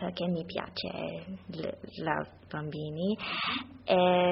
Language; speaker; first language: Italian; non-native, learner; English